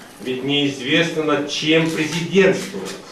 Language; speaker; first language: Russian; native; Russian